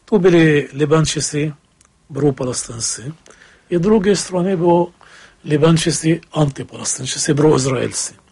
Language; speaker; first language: Polish; non-native, fluent; Arabic